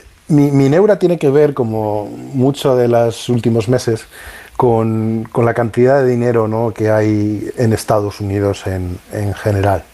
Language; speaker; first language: Spanish; native; Spanish